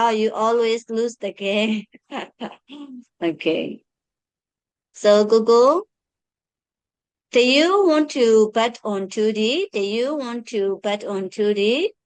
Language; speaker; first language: English; non-native, fluent; Burmese